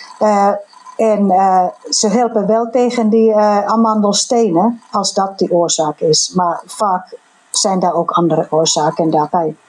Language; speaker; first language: Dutch; non-native, fluent; Finnish